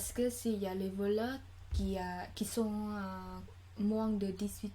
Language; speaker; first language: French; non-native, learner; Khmer